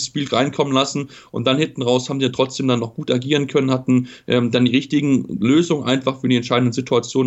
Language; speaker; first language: German; native; German